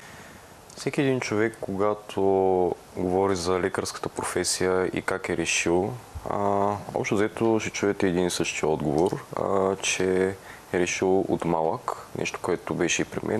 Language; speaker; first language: Bulgarian; native; Bulgarian